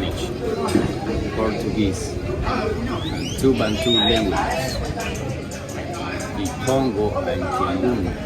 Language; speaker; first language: English; non-native, fluent; Spanish